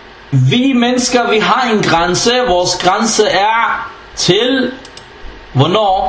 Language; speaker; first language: Danish; non-native, fluent; Arabic